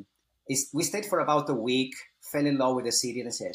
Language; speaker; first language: English; non-native, fluent; Italian